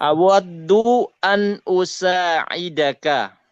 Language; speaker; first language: Arabic; non-native, local second language; Indonesian